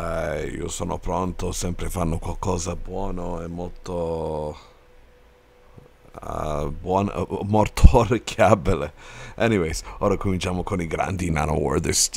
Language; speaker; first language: Italian; non-native, learner; English